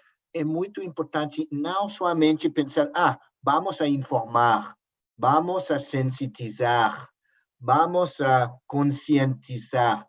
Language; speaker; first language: Portuguese; non-native, learner; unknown